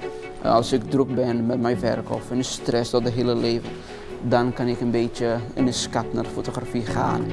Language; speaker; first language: Dutch; non-native, learner; Portuguese